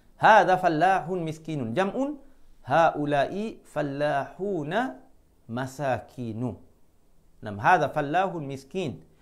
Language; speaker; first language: Arabic; non-native, fluent; Malay